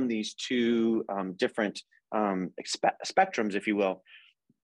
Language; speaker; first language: English; native; English